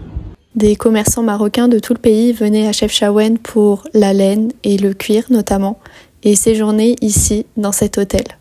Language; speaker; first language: French; native; French